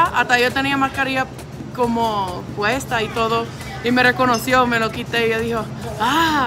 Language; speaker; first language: Spanish; non-native, fluent; English